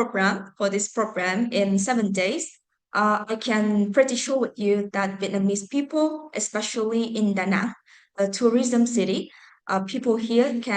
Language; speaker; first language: English; non-native, fluent; Vietnamese